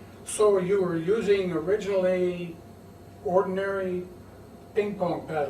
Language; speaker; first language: English; native; English